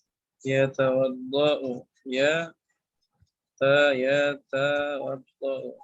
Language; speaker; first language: Arabic; non-native, fluent; Indonesian